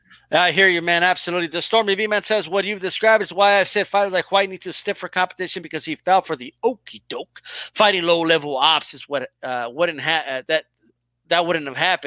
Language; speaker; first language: English; early bilingual, other home language; Spanish